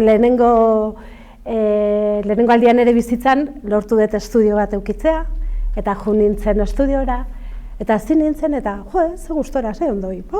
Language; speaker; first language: Basque; non-native, local second language; Spanish